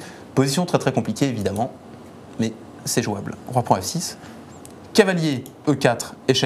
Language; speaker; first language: French; native; French